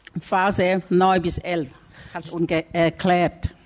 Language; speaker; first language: German; non-native, learner; Thai